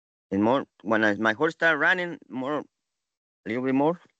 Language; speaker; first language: English; non-native, learner; Spanish